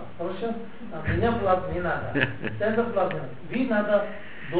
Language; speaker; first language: Russian; non-native, learner; Tibetan